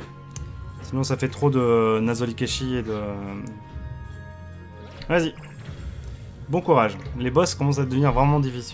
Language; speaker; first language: French; native; French